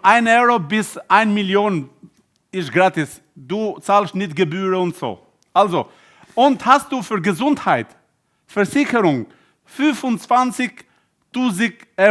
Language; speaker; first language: German; non-native, learner; Albanian